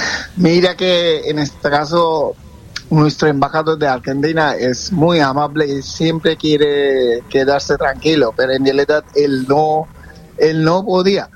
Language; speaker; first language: Spanish; non-native, fluent; Bangla